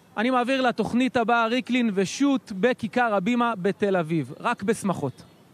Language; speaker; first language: Hebrew; native; Hebrew